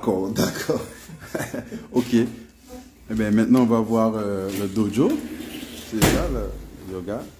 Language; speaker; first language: French; non-native, local second language; English